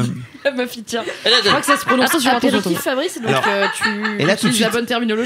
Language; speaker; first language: French; native; French